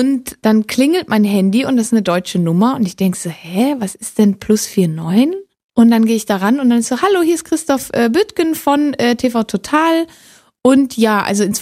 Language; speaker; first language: German; native; German